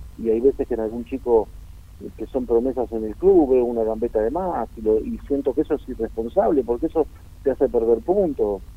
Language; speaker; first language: Spanish; native; Spanish